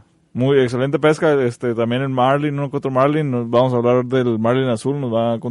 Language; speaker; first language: Spanish; native; Spanish